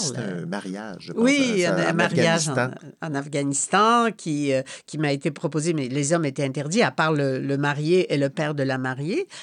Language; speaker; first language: French; non-native, fluent; Polish